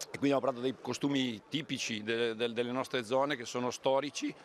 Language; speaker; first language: Italian; native; Italian